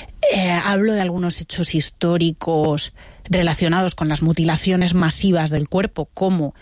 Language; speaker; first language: Spanish; native; Spanish